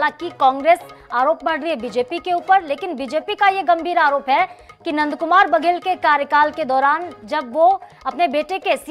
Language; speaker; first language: Hindi; native; Hindi